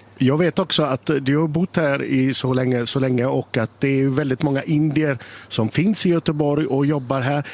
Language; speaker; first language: Swedish; native; Swedish